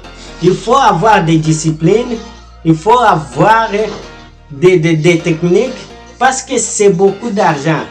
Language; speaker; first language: French; non-native, fluent; Portuguese